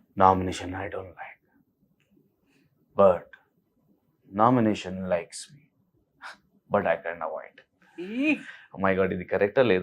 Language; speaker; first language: Telugu; non-native, learner; Hindi